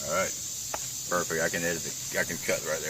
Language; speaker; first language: English; native; English